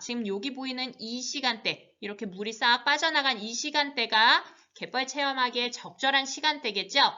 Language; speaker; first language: Korean; native; Korean